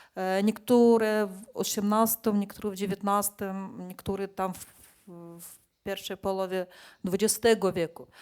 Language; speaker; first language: Polish; non-native, fluent; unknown